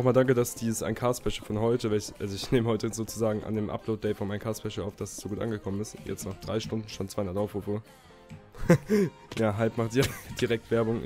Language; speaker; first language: German; native; German